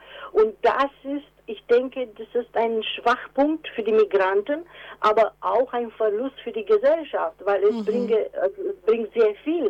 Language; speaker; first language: German; non-native, fluent; Romanian